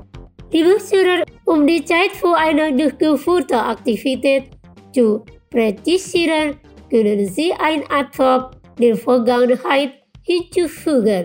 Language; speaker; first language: German; non-native, fluent; Indonesian